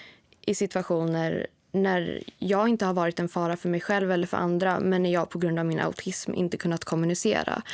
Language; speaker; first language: Swedish; native; Swedish